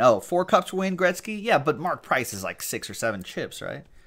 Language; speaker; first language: English; native; English